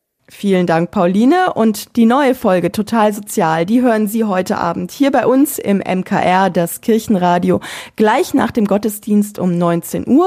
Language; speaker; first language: German; native; German